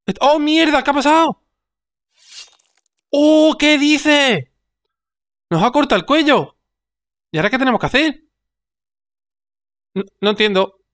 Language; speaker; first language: Spanish; native; Spanish